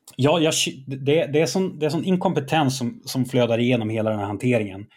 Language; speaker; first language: Swedish; native; Swedish